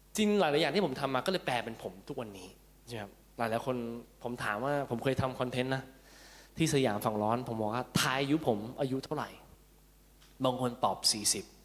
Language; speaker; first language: Thai; early bilingual, heritage; Thai